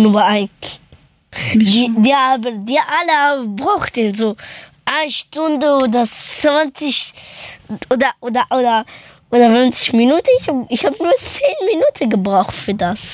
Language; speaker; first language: German; early bilingual, other home language; Persian